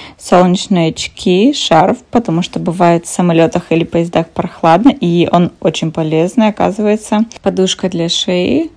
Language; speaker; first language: Russian; native; Russian